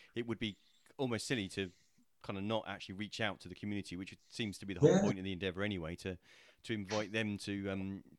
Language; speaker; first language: English; native; English